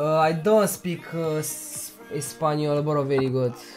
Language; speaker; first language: English; non-native, learner; Romanian